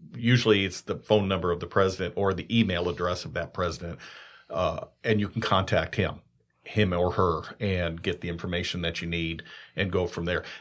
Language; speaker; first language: English; native; English